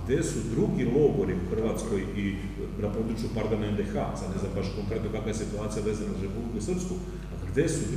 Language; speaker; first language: Serbian; native; Serbian